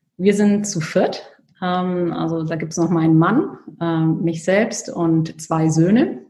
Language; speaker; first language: German; native; German